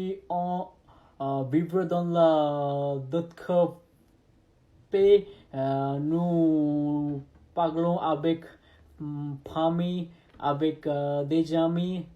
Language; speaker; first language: French; non-native, learner; Nepali